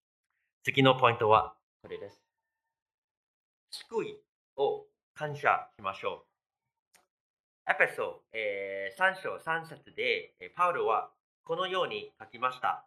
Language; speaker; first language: Japanese; non-native, fluent; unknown